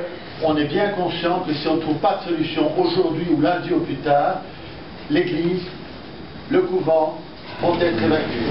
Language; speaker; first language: French; native; French